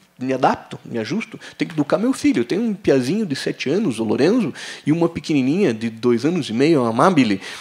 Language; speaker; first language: Portuguese; native; Portuguese